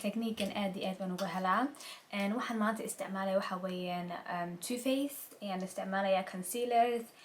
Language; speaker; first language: Somali; early bilingual, heritage; Somali